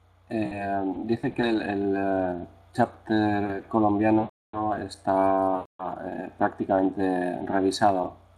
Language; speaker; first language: Spanish; native; Spanish